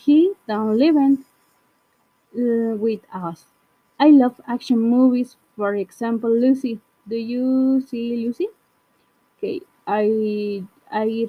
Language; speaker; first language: English; non-native, learner; Spanish